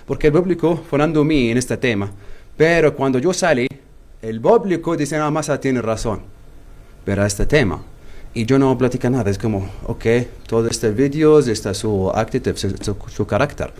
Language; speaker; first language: Spanish; non-native, learner; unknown